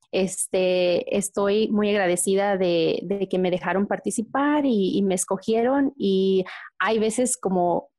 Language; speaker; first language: Spanish; early bilingual, heritage; Spanish